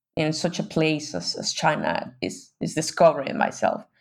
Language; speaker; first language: English; non-native, fluent; Spanish